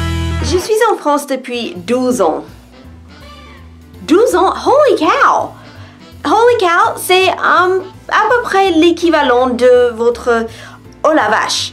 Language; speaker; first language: French; non-native, fluent; English